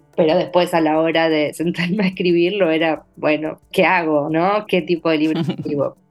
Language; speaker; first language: Spanish; native; Spanish